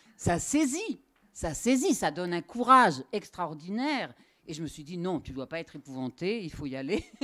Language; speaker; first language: French; native; French